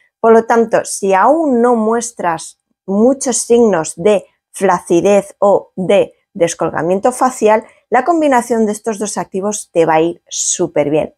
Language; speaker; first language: Spanish; native; Spanish